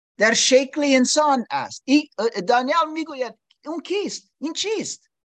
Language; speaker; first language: Persian; non-native, learner; English